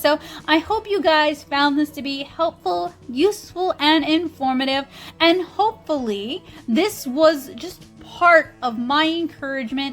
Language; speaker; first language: English; native; English